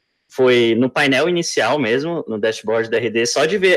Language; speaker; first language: Portuguese; native; Portuguese